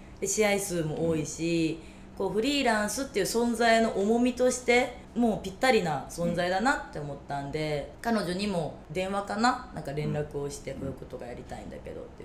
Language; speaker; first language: Japanese; native; Japanese